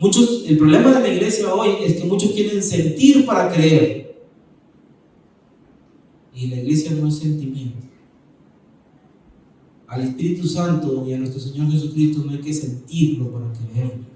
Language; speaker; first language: Spanish; native; Spanish